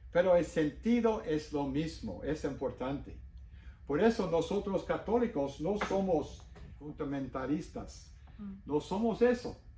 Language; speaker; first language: Spanish; non-native, fluent; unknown